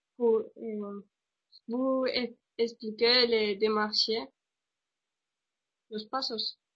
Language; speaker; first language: French; non-native, learner; Spanish